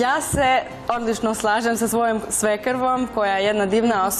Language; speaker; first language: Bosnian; non-native, fluent; Spanish